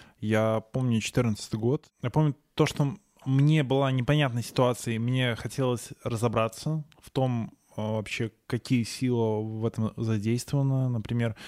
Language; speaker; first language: Russian; native; Russian